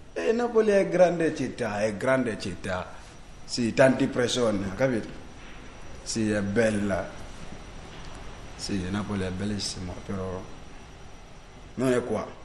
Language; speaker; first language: Italian; non-native, learner; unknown